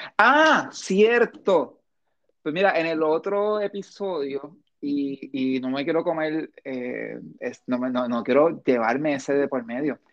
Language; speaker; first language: Spanish; early bilingual, heritage; Spanish